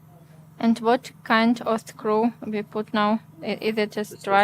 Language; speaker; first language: English; non-native, learner; Ukrainian